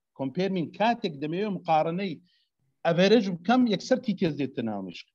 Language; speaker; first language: Central Kurdish; native; Central Kurdish